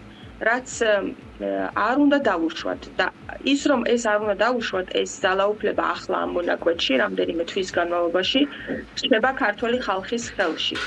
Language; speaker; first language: Georgian; native; Georgian